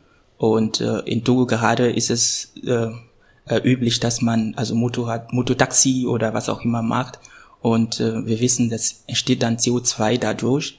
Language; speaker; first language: German; non-native, fluent; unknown